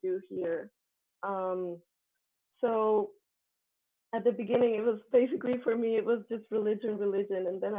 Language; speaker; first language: English; non-native, fluent; Spanish